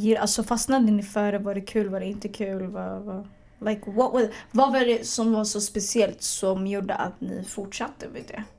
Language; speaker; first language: Swedish; early bilingual, other home language; Arabic